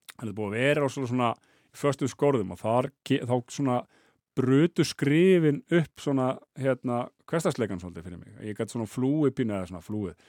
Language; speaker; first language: Icelandic; native; Icelandic